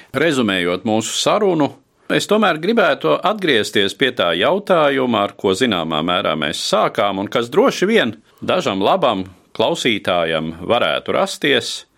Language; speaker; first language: Latvian; native; Latvian